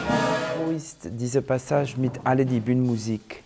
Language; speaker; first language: German; non-native, fluent; French